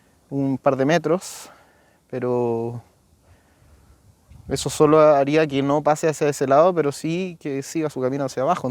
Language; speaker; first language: Spanish; native; Spanish